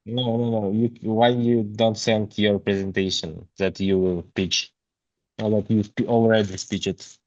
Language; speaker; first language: English; non-native, learner; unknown